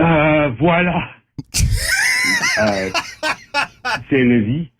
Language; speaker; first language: French; non-native, learner; English